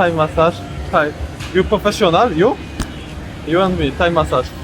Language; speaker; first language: English; non-native, learner; Polish